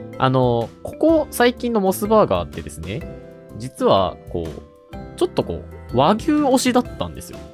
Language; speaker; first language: Japanese; native; Japanese